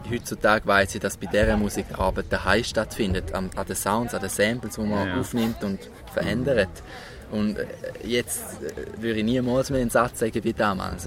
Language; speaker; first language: German; native; German